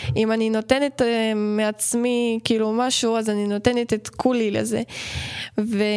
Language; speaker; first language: Hebrew; non-native, fluent; Ukrainian